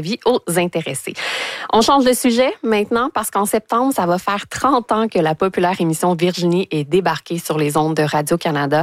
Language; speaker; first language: French; native; French